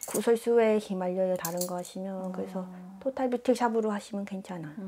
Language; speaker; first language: Korean; native; Korean